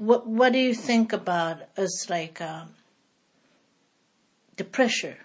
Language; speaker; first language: English; non-native, fluent; Japanese